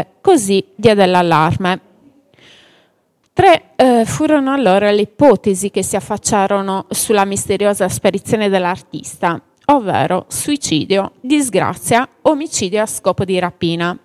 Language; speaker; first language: Italian; native; Italian